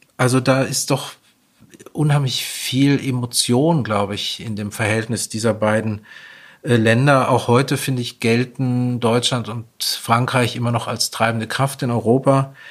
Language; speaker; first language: German; native; German